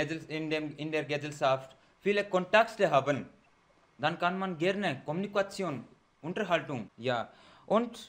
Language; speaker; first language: German; non-native, learner; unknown